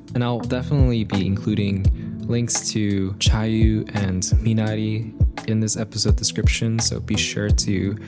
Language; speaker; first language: English; native; English